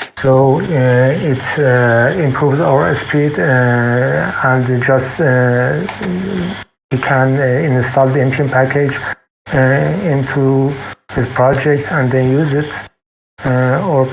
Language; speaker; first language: English; non-native, fluent; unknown